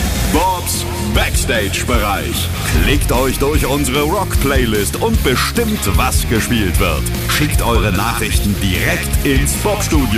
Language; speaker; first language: German; native; German